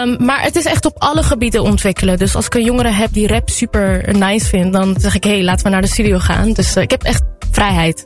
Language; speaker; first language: Dutch; native; Dutch